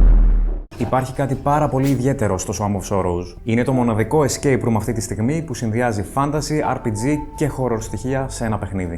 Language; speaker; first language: Greek; native; Greek